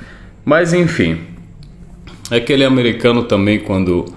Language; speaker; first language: Portuguese; non-native, fluent; Arabic